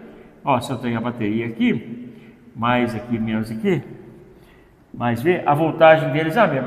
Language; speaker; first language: Portuguese; native; Portuguese